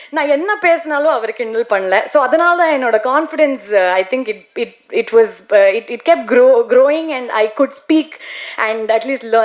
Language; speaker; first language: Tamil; non-native, learner; Kannada